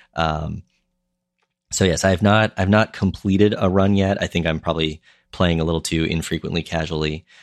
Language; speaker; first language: English; native; English